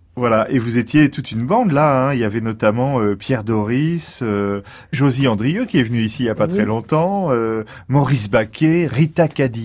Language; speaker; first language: French; native; French